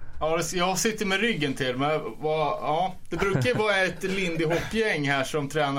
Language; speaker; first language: Swedish; native; Swedish